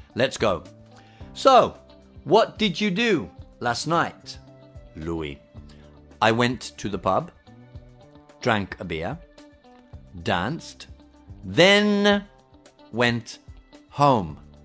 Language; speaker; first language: English; native; English